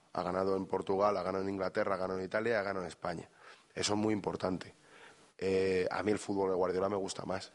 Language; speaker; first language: Spanish; native; Spanish